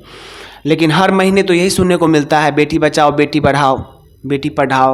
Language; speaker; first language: Hindi; native; Hindi